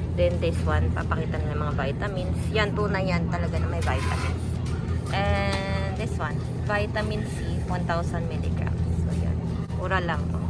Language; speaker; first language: Filipino; native; Filipino